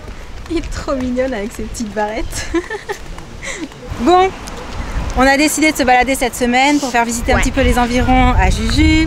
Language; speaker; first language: French; native; French